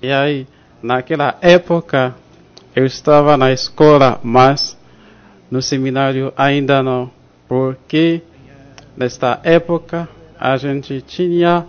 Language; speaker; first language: Portuguese; non-native, fluent; Haitian Creole